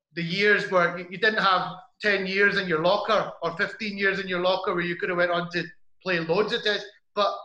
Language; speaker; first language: English; native; English